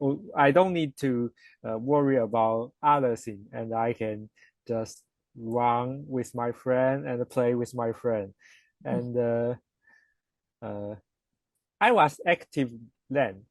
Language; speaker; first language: English; non-native, learner; Chinese